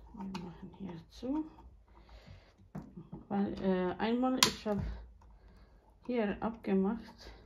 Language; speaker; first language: German; non-native, learner; Bosnian